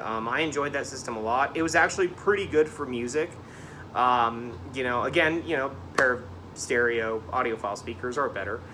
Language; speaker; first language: English; native; English